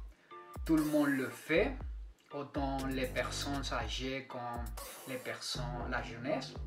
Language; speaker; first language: French; non-native, fluent; Spanish